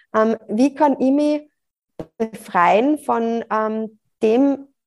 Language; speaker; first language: German; native; German